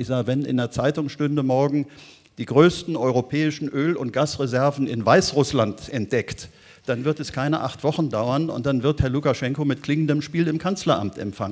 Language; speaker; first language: German; native; German